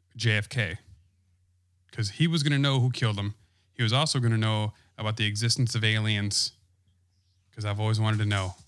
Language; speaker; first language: English; native; English